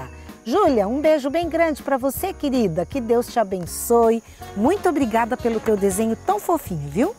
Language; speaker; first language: Portuguese; native; Portuguese